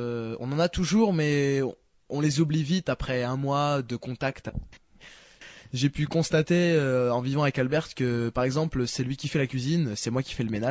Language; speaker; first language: French; native; French